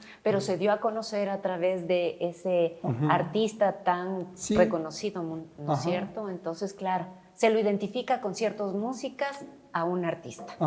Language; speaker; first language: Spanish; native; Spanish